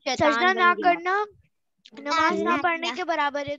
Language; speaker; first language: Hindi; native; Hindi